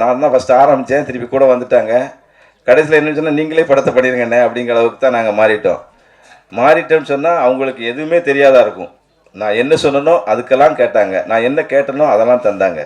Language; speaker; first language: Tamil; native; Tamil